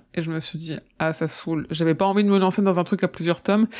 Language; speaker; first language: French; native; French